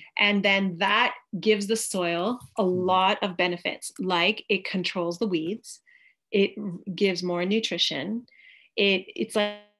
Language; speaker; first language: English; native; English